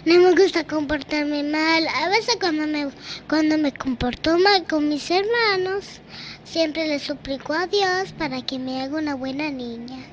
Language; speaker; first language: Spanish; early bilingual, other home language; Haitian Creole